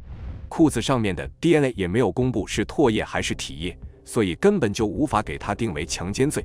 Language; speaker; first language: Chinese; native; Chinese